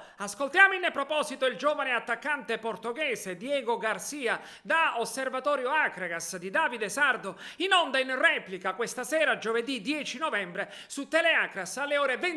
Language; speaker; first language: Italian; native; Italian